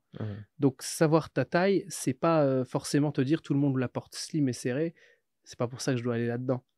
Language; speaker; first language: French; native; French